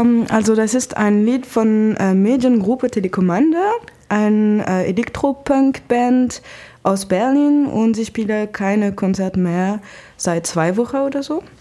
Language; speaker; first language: German; non-native, fluent; French